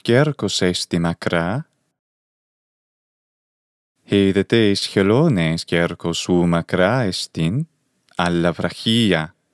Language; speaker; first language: Greek; non-native, fluent; English